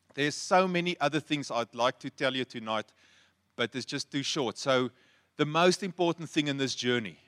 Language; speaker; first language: English; non-native, local second language; Afrikaans